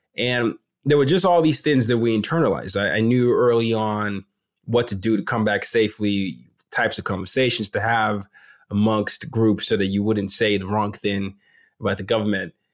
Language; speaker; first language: English; non-native, local second language; Yoruba